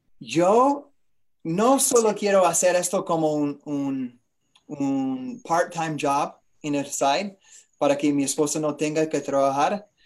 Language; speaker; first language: Spanish; non-native, learner; English